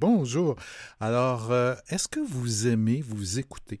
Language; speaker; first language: French; native; French